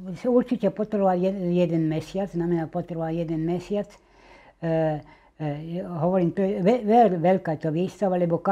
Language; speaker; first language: Slovak; native; Slovak